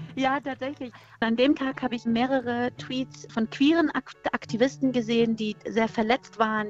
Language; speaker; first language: German; early bilingual, other home language; Persian